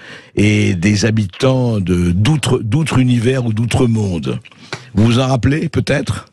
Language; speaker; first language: French; native; French